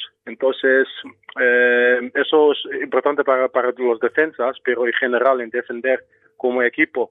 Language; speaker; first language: Spanish; non-native, fluent; Dutch